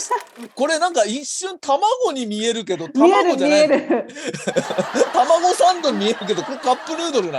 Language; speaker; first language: Japanese; native; Japanese